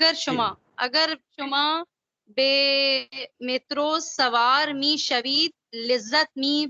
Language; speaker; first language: Persian; non-native, learner; Urdu